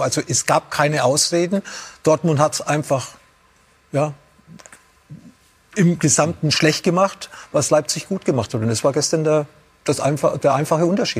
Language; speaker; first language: German; native; German